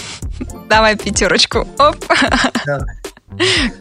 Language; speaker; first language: Russian; native; Russian